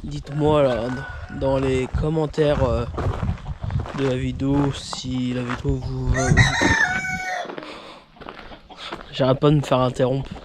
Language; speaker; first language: French; native; French